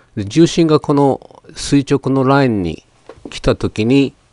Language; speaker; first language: Japanese; native; Japanese